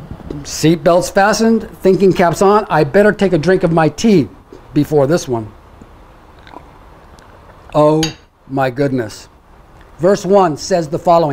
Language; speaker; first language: English; native; English